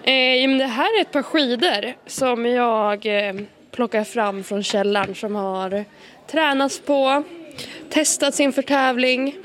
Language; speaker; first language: Swedish; native; Swedish